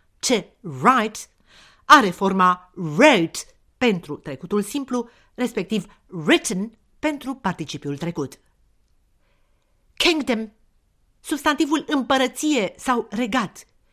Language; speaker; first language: Romanian; native; Romanian